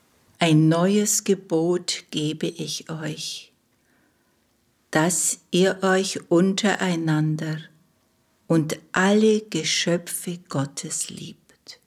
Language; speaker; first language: German; native; German